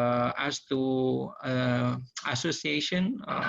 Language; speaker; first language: English; non-native, learner; Indonesian